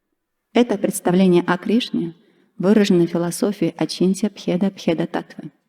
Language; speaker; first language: Russian; native; Russian